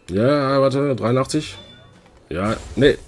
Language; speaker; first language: German; native; German